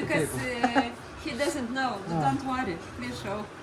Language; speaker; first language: English; non-native, learner; Lithuanian